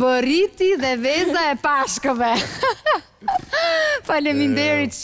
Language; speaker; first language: Albanian; native; Albanian